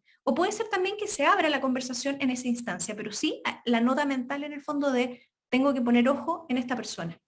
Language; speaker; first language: Spanish; native; Spanish